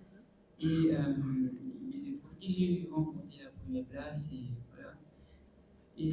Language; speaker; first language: French; non-native, local second language; Morisyen